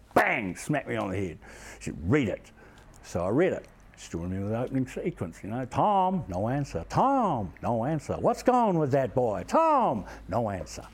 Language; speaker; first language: English; native; English